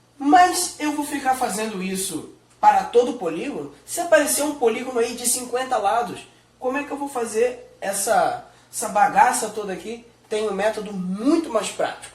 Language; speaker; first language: Portuguese; native; Portuguese